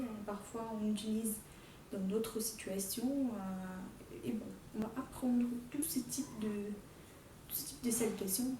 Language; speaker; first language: French; non-native, fluent; Portuguese